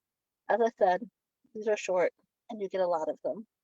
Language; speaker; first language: English; native; English